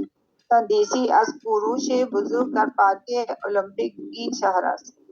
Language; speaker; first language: Persian; non-native, learner; Urdu